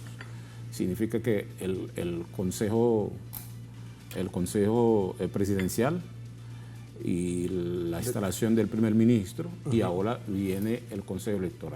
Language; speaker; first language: Spanish; non-native, fluent; Haitian Creole